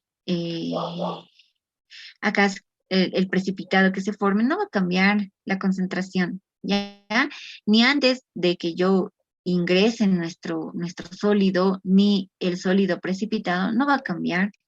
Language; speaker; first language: Spanish; native; Spanish